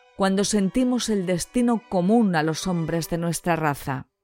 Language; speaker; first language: Spanish; non-native, local second language; Basque